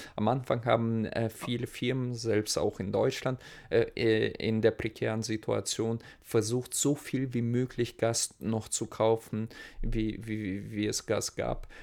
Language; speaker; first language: German; non-native, fluent; Russian